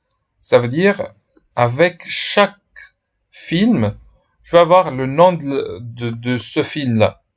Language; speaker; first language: French; non-native, fluent; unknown